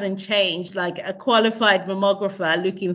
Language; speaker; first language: English; non-native, local second language; Yoruba